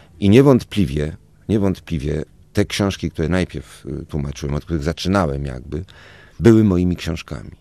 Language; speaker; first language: Polish; early bilingual, other home language; Spanish